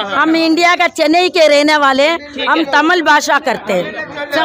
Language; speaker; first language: Urdu; non-native, local second language; Tamil